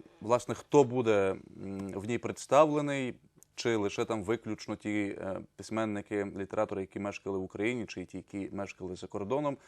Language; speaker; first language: Ukrainian; native; Ukrainian